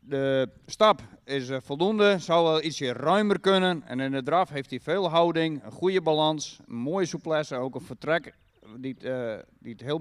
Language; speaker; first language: Dutch; native; Dutch